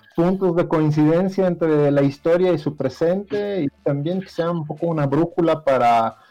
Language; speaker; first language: Spanish; non-native, fluent; Dutch